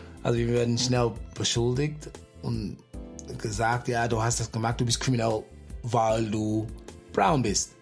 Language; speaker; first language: German; non-native, fluent; English